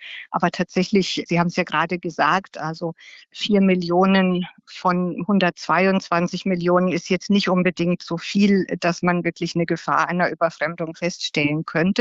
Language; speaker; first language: German; native; German